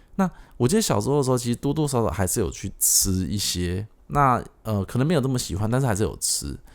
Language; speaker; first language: Chinese; native; Chinese